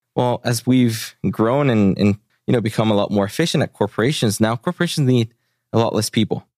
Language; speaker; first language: English; early bilingual, other home language; Spanish